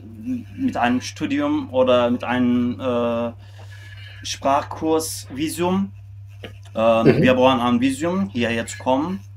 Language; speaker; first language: German; non-native, fluent; Turkish